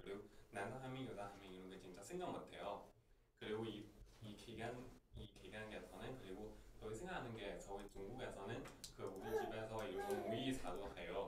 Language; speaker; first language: Korean; non-native, learner; Chinese